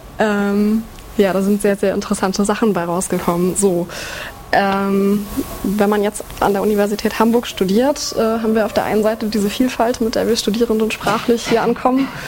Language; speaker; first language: German; native; German